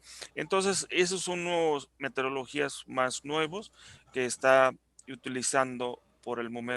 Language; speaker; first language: Spanish; non-native, fluent; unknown